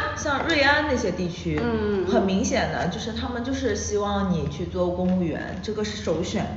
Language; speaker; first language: Chinese; native; Chinese